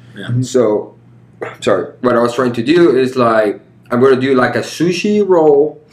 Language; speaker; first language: English; early bilingual, other home language; Spanish